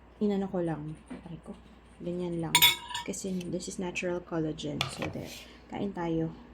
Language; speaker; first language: Filipino; non-native, local second language; Bikol